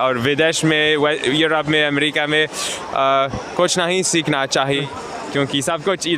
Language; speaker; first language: Hindi; non-native, learner; German